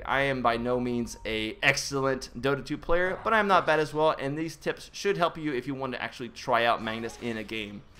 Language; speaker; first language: English; native; English